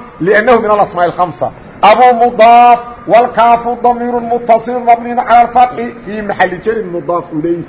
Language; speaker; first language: Arabic; non-native, fluent; Somali